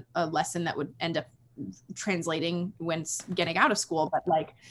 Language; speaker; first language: English; early bilingual, other home language; Spanish